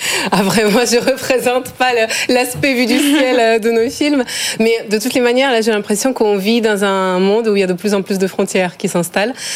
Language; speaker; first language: French; non-native, fluent; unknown